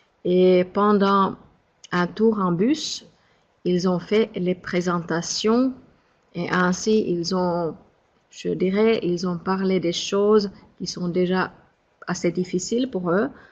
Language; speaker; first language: French; non-native, fluent; Finnish